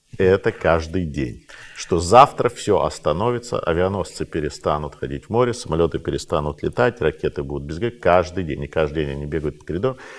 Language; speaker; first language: Russian; native; Russian